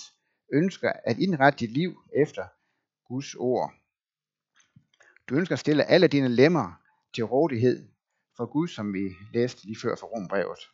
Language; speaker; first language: Danish; native; Danish